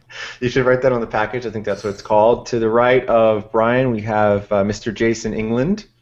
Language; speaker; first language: English; native; English